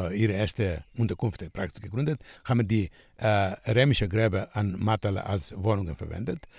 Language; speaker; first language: German; non-native, fluent; Greek